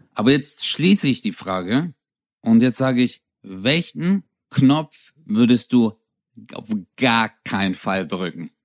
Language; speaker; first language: German; early bilingual, other home language; Turkish